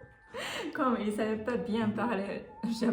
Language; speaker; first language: French; non-native, fluent; Japanese